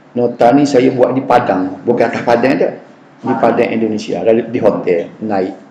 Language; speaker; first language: Malay; native; Malay